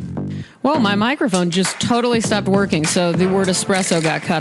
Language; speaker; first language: English; native; English